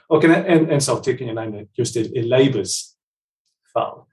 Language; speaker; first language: Swedish; non-native, fluent; English